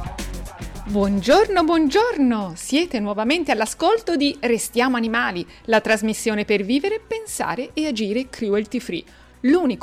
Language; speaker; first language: Italian; native; Italian